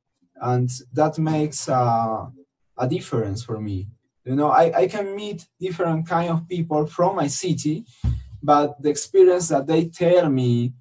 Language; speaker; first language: English; non-native, learner; Spanish